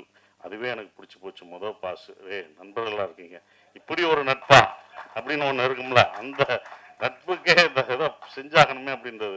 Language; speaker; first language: Tamil; native; Tamil